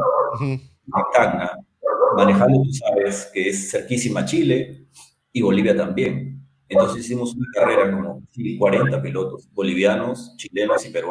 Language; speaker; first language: Spanish; native; Spanish